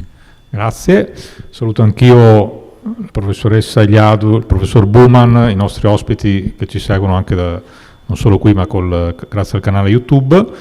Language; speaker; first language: Italian; native; Italian